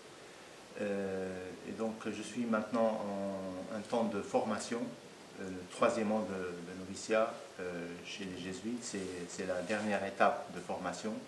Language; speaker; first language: French; non-native, fluent; Arabic